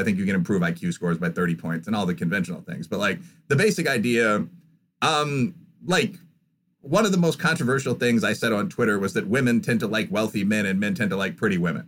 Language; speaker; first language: English; native; English